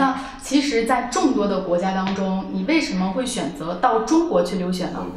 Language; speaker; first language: Chinese; native; Chinese